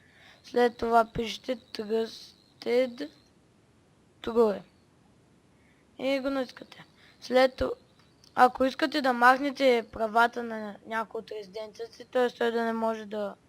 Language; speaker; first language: Bulgarian; native; Bulgarian